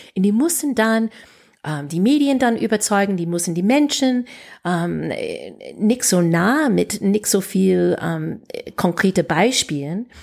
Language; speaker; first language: German; non-native, fluent; English